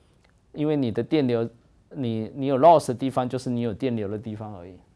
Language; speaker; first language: Chinese; native; Chinese